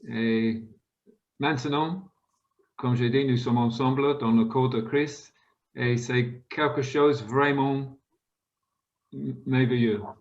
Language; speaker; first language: French; non-native, fluent; English